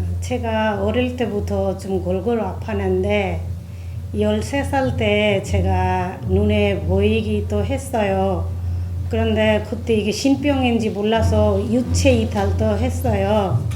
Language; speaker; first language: Korean; non-native, fluent; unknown